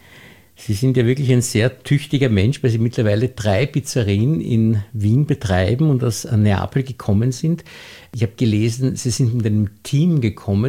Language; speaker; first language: German; native; German